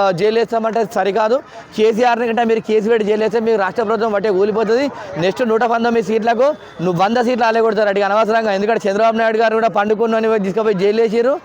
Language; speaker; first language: Telugu; native; Telugu